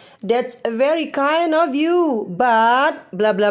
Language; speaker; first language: English; non-native, fluent; Indonesian